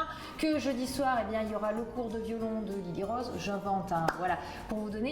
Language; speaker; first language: French; native; French